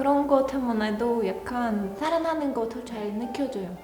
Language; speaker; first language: Korean; non-native, fluent; Russian